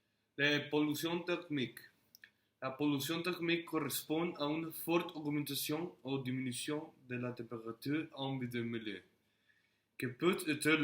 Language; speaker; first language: French; non-native, learner; Spanish